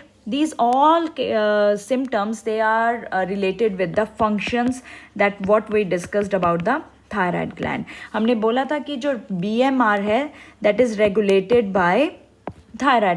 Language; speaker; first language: English; non-native, local second language; Hindi